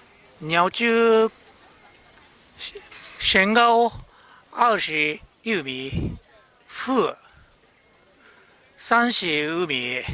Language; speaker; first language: Chinese; non-native, learner; Japanese